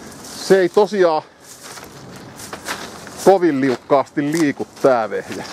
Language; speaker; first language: Finnish; native; Finnish